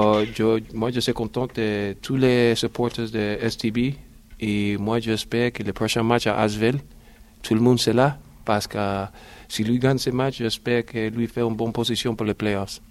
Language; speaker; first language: French; non-native, learner; English